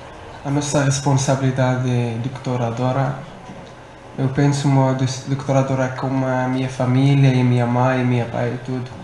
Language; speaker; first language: Portuguese; non-native, learner; Arabic